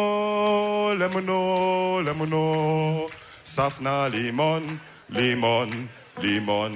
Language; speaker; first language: German; early bilingual, other home language; Wolof